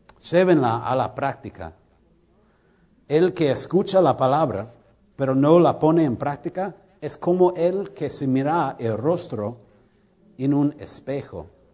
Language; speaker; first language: Spanish; non-native, learner; English